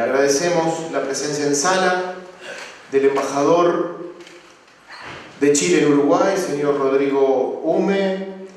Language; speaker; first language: Spanish; native; Spanish